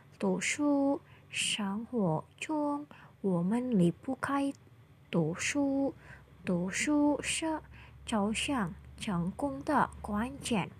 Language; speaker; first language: Chinese; non-native, learner; Indonesian